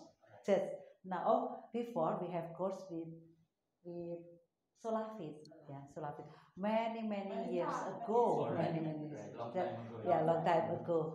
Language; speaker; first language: English; non-native, learner; Indonesian